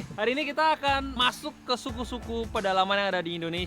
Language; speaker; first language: Indonesian; native; Indonesian